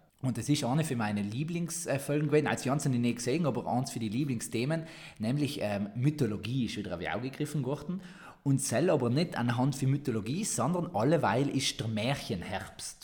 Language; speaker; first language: German; native; German